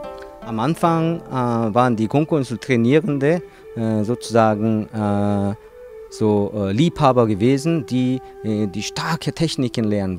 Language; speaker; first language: German; non-native, fluent; Korean